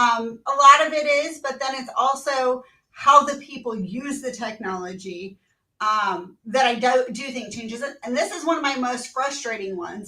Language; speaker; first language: English; native; English